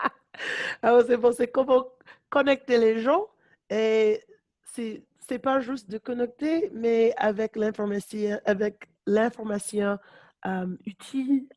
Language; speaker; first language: French; non-native, learner; English